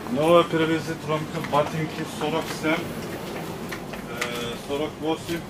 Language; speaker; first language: Russian; non-native, learner; Turkish